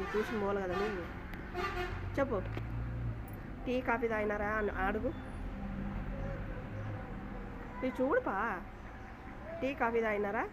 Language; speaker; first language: Telugu; native; Telugu